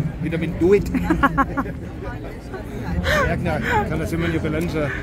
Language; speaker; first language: Indonesian; non-native, learner; German